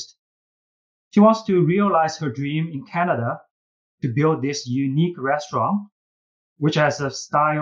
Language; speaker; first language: English; non-native, fluent; Chinese